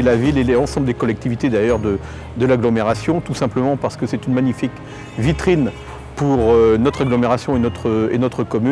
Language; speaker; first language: French; native; French